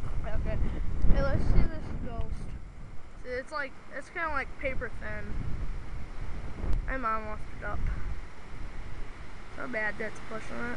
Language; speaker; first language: English; native; English